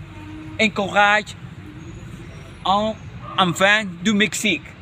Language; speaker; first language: French; non-native, learner; Spanish